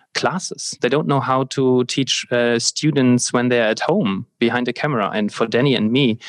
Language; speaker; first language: English; non-native, fluent; German